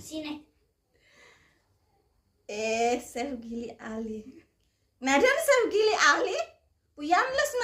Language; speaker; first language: Turkish; non-native, learner; Indonesian